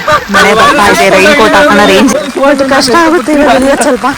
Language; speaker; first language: Kannada; native; Kannada